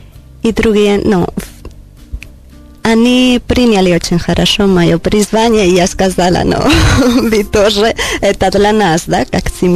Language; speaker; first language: Russian; non-native, learner; Spanish